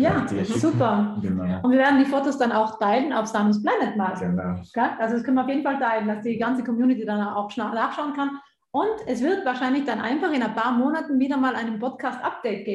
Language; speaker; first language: German; native; German